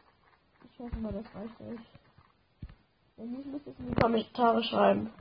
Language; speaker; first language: German; native; German